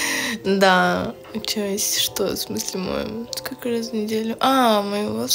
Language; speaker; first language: Russian; non-native, learner; Romanian